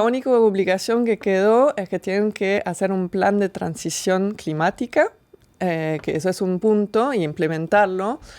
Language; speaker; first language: Spanish; non-native, fluent; French